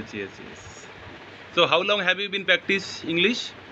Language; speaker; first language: English; non-native, learner; Bangla